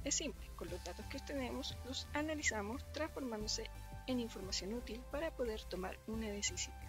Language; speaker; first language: Spanish; native; Spanish